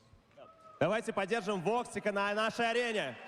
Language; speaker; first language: Russian; native; Russian